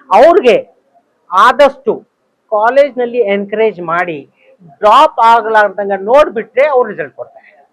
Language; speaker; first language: Kannada; non-native, local second language; Urdu